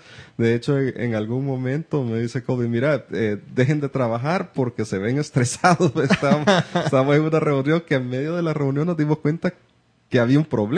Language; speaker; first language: Spanish; native; Spanish